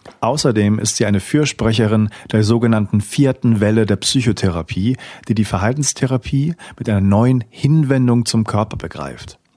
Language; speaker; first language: German; native; German